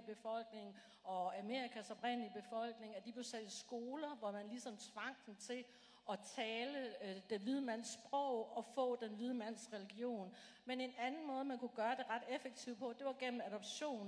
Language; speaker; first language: Danish; native; Danish